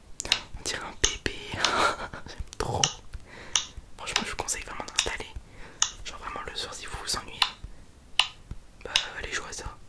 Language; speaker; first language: French; native; French